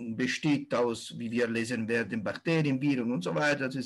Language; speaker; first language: German; non-native, fluent; Italian